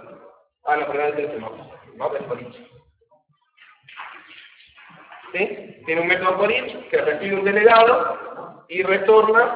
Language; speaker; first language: Spanish; native; Spanish